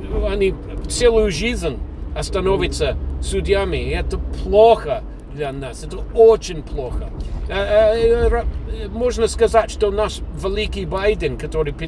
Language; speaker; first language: Russian; non-native, fluent; English